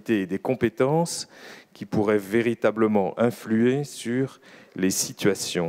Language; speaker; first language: French; native; French